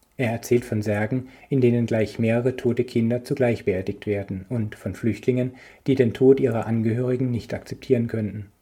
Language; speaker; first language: German; native; German